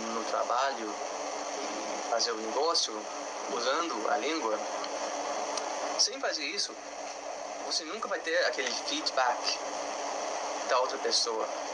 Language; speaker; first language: Portuguese; non-native, fluent; English